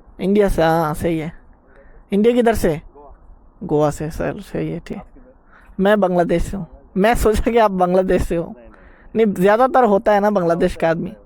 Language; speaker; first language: Hindi; non-native, learner; Bangla